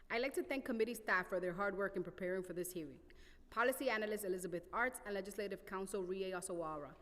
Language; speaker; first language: English; non-native, fluent; Spanish